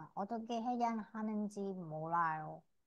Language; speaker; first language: Korean; non-native, learner; Vietnamese